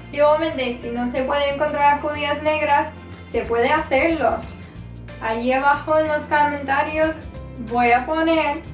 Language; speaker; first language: Spanish; non-native, fluent; English